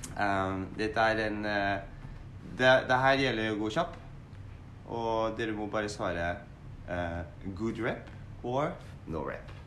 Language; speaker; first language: Norwegian; non-native, fluent; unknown